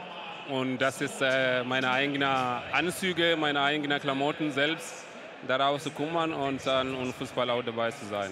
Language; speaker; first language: German; non-native, learner; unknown